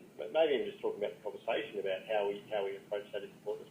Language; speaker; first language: English; native; English